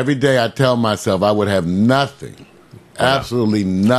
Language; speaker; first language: English; native; English